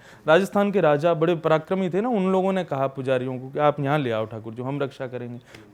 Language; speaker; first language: Hindi; native; Hindi